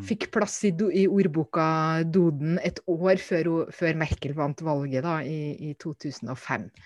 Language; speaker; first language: Norwegian; native; Norwegian